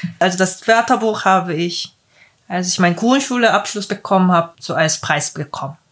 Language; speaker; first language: German; non-native, fluent; Korean